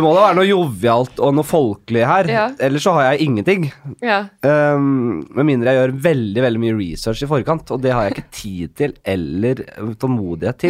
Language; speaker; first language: Norwegian; native; Norwegian